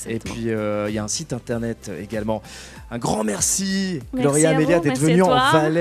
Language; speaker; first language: French; native; French